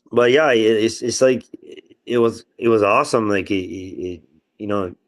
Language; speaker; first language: English; non-native, local second language; French